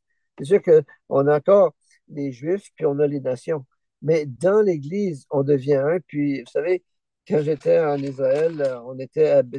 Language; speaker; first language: French; native; French